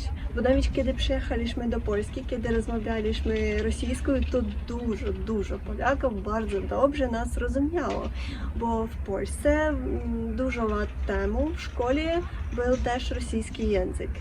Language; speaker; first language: Polish; non-native, learner; Russian